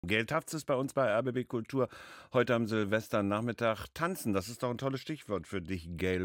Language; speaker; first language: German; native; German